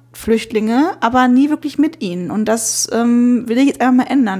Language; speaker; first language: German; native; German